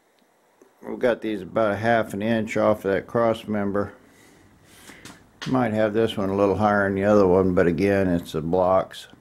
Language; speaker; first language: English; native; English